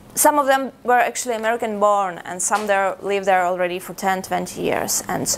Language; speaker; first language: English; non-native, fluent; Russian